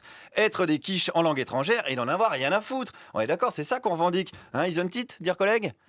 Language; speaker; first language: French; native; French